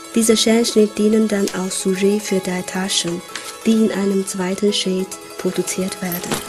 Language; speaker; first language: German; non-native, fluent; Chinese